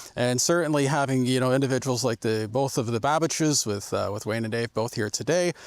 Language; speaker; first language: English; native; English